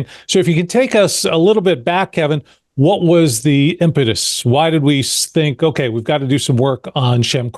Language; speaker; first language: English; native; English